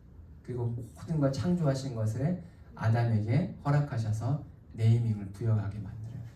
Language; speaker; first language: Korean; native; Korean